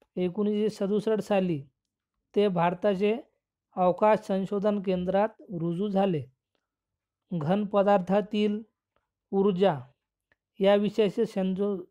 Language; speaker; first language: Marathi; non-native, local second language; Urdu